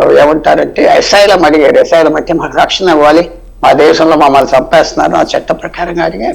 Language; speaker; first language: Telugu; native; Telugu